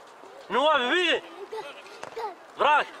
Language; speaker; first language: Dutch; non-native, learner; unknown